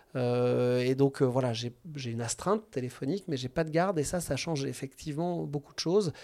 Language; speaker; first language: French; native; French